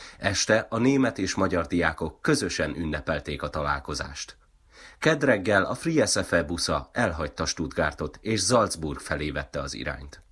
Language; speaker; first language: Hungarian; native; Hungarian